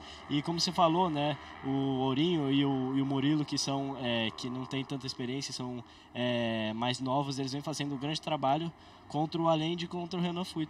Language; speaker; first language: Portuguese; native; Portuguese